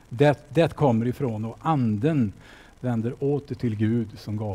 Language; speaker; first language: Swedish; native; Swedish